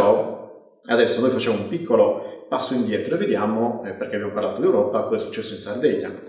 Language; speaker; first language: Italian; native; Italian